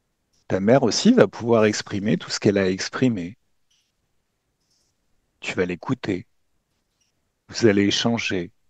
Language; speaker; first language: French; native; French